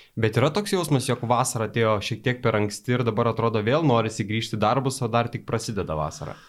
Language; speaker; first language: Lithuanian; native; Lithuanian